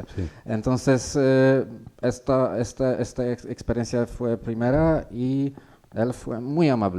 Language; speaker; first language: Spanish; non-native, learner; Polish